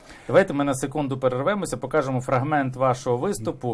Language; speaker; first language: Ukrainian; native; Ukrainian